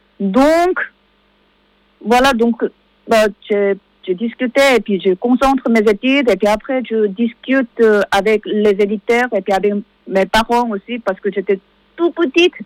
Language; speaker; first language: French; non-native, learner; Korean